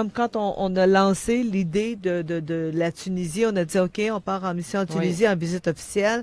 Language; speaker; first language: French; native; French